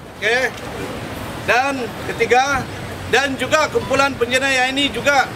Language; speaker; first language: Malay; non-native, local second language; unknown